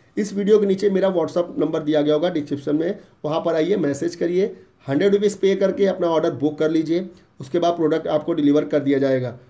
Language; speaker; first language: Hindi; native; Hindi